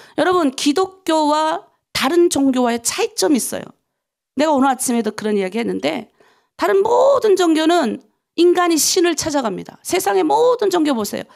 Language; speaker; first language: Korean; native; Korean